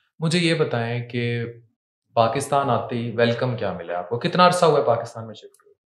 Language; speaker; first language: Urdu; non-native, local second language; Punjabi